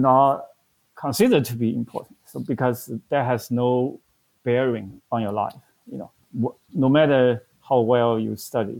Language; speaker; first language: English; non-native, fluent; Chinese